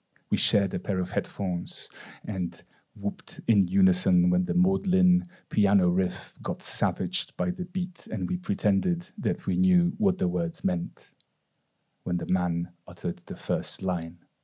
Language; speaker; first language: English; non-native, fluent; Polish